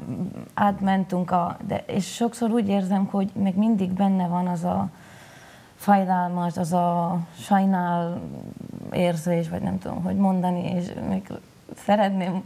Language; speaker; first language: Hungarian; non-native, local second language; Spanish